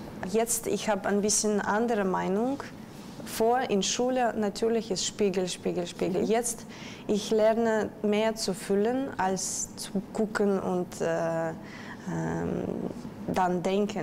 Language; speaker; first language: German; non-native, learner; Russian